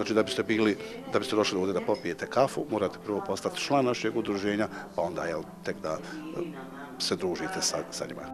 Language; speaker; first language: Bosnian; native; Bosnian